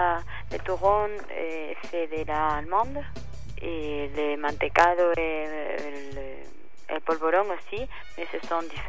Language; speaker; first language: French; non-native, fluent; Spanish